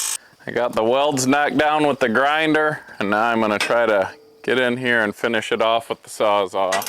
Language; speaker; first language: English; native; English